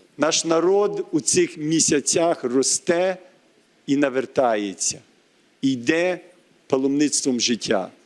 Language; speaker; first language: Ukrainian; early bilingual, heritage; Ukrainian